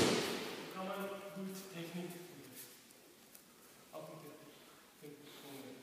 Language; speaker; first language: German; non-native, learner; Serbian